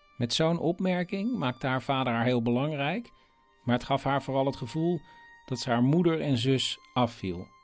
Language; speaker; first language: Dutch; native; Dutch